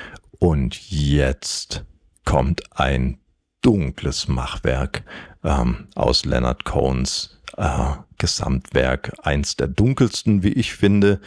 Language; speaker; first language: German; native; German